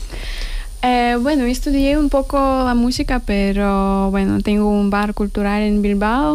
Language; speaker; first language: Spanish; native; Spanish